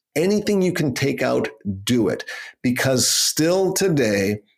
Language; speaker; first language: English; native; English